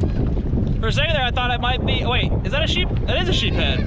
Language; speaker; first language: English; native; English